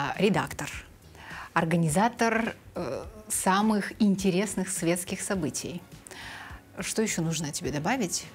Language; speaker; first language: Russian; native; Russian